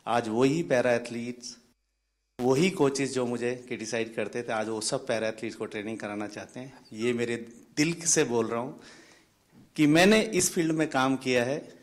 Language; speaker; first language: Hindi; native; Hindi